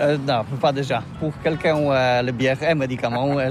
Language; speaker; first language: French; non-native, learner; Polish